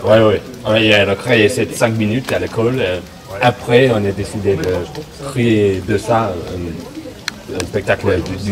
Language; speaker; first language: French; non-native, learner; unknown